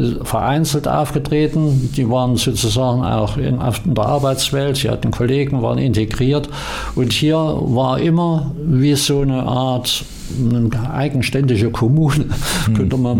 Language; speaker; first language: German; native; German